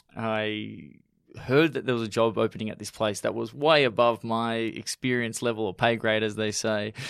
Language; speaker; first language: English; native; English